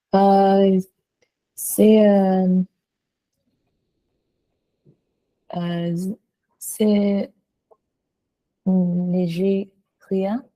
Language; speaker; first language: French; non-native, learner; Vietnamese